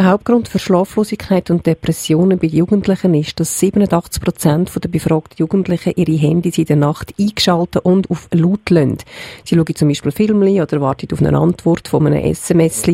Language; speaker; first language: German; native; German